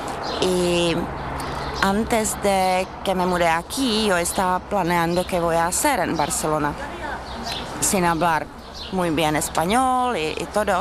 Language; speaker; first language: Spanish; non-native, fluent; Czech